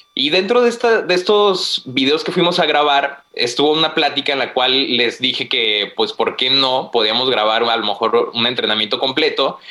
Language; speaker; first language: Spanish; native; Spanish